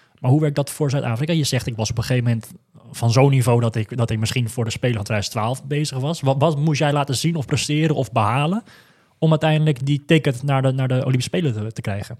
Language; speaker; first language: Dutch; native; Dutch